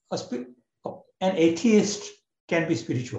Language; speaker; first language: English; non-native, local second language; Marathi